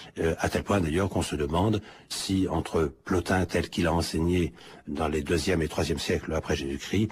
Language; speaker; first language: French; native; French